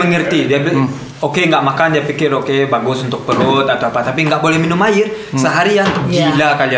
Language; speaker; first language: Indonesian; early bilingual, heritage; German